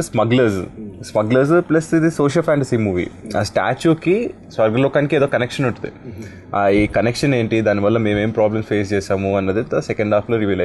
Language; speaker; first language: Telugu; native; Telugu